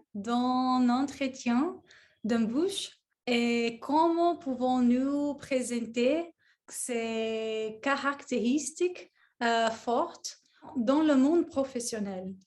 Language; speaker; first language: French; non-native, learner; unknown